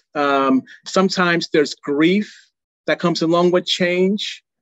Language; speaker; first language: English; native; English